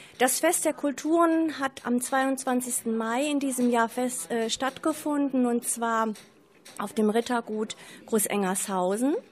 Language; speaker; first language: German; native; German